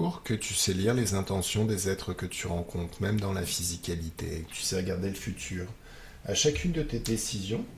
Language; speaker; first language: French; native; French